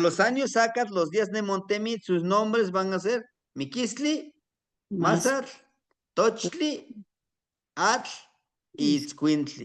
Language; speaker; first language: Spanish; native; Spanish